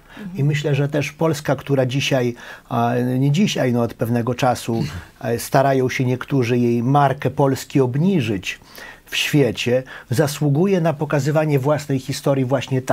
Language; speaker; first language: Polish; native; Polish